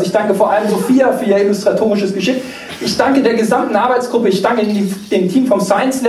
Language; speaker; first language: German; native; German